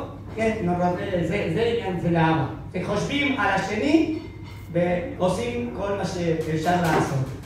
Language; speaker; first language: Hebrew; non-native, fluent; Spanish